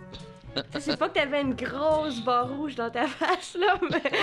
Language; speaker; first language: French; native; French